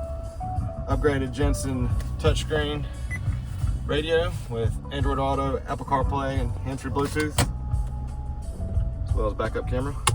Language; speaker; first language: English; native; English